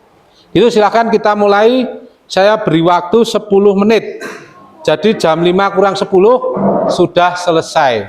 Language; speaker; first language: Indonesian; native; Indonesian